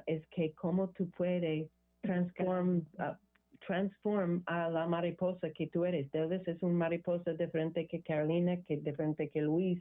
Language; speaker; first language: Spanish; non-native, learner; English